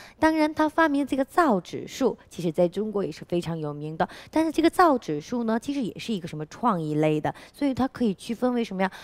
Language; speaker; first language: Chinese; native; Chinese